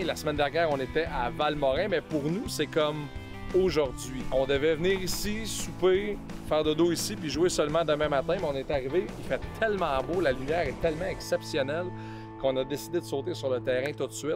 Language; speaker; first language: French; native; French